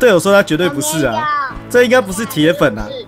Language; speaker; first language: Chinese; native; Chinese